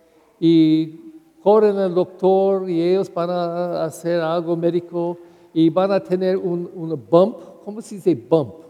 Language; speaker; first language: Spanish; non-native, learner; English